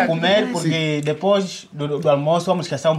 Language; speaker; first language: Portuguese; non-native, learner; Vietnamese